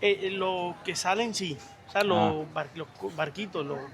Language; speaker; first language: Spanish; native; Spanish